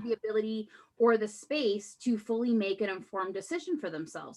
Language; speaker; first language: English; native; English